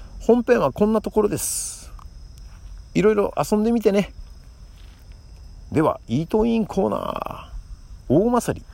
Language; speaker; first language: Japanese; native; Japanese